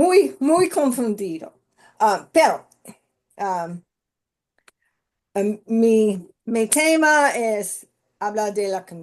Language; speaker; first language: Spanish; non-native, learner; English